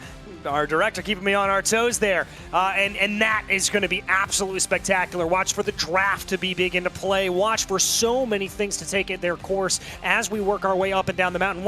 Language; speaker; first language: English; native; English